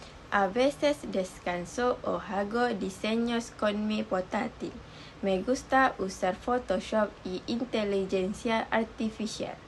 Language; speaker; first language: Spanish; non-native, learner; Malay